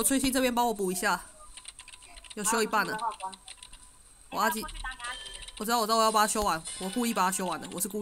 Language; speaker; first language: Chinese; native; Chinese